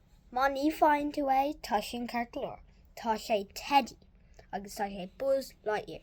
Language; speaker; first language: Irish; non-native, learner; English